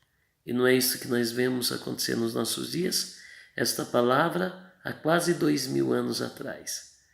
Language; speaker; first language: Portuguese; native; Portuguese